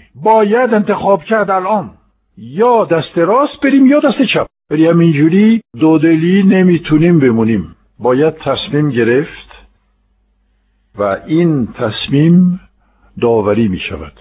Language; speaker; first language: Persian; non-native, fluent; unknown